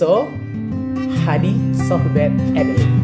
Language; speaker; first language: Turkish; non-native, learner; Indonesian